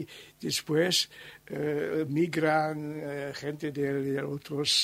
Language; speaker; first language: Spanish; non-native, learner; German